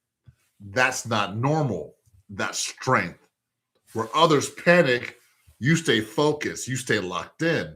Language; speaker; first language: English; native; English